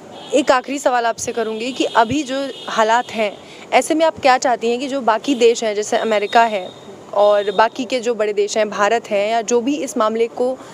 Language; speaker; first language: Hindi; native; Hindi